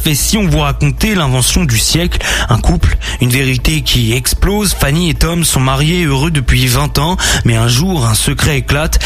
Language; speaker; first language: French; native; French